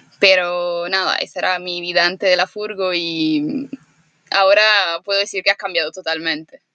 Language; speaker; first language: Spanish; non-native, fluent; Italian